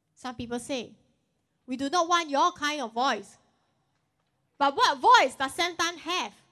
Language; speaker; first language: English; non-native, local second language; Chinese